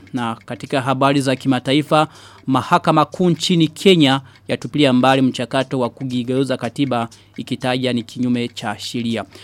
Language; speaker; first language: Swahili; non-native, local second language; Rundi